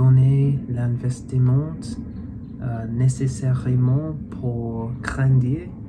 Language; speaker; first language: French; non-native, learner; English